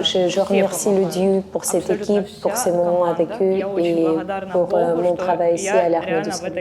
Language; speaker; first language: French; non-native, fluent; Ukrainian